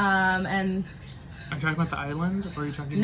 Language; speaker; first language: English; native; English